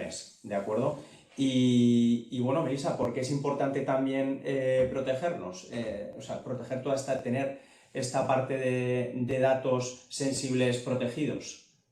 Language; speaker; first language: Spanish; native; Spanish